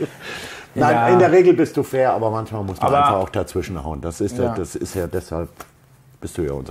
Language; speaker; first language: German; native; German